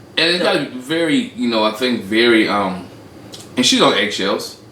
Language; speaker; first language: English; native; English